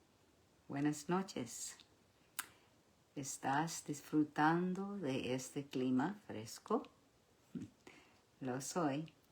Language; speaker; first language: Spanish; early bilingual, heritage; Spanish